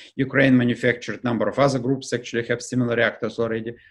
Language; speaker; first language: English; non-native, fluent; Ukrainian